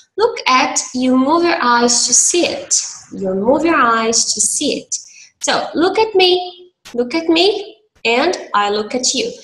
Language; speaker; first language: English; non-native, fluent; Portuguese